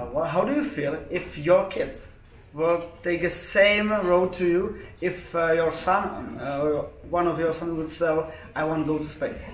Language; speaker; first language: English; non-native, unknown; Czech